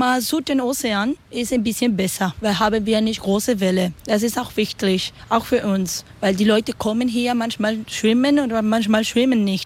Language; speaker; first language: German; non-native, learner; Spanish